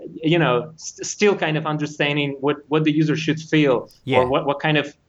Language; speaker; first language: English; non-native, fluent; Russian